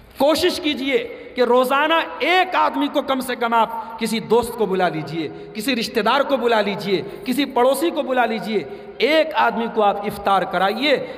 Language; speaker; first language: Urdu; native; Urdu